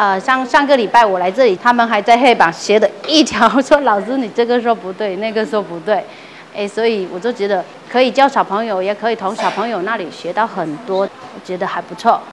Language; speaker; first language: Chinese; non-native, fluent; Vietnamese